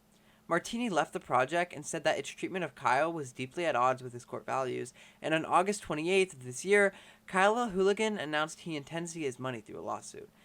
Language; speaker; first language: English; native; English